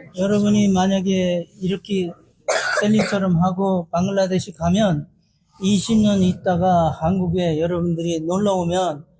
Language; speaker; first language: Korean; non-native, learner; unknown